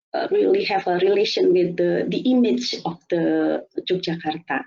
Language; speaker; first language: English; non-native, fluent; Indonesian